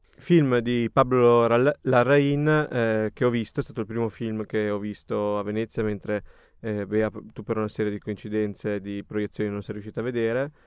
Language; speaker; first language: Italian; native; Italian